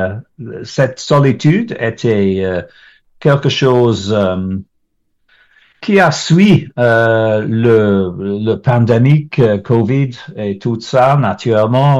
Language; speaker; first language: French; non-native, learner; English